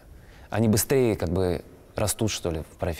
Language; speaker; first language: Russian; native; Russian